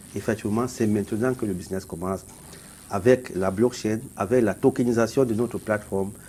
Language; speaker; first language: French; non-native, local second language; Basaa